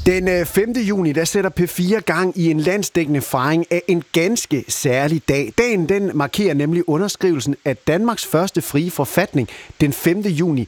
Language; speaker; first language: Danish; native; Danish